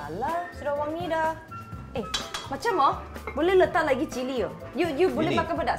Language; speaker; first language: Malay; non-native, local second language; Cantonese